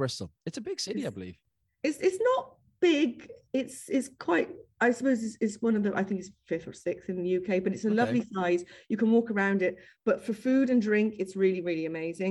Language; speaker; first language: English; native; English